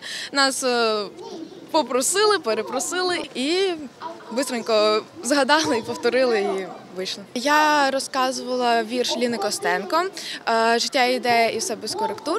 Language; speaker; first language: Ukrainian; native; Ukrainian